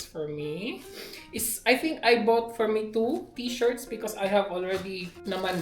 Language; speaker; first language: English; non-native, local second language; Filipino